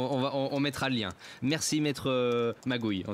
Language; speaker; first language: French; native; French